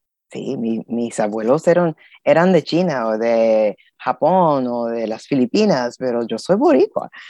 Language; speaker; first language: Spanish; early bilingual, heritage; Spanish